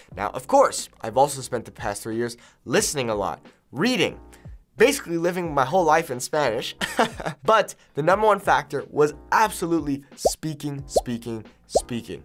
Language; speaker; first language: English; native; English